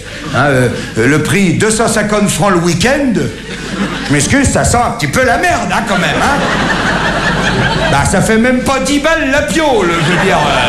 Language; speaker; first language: French; native; French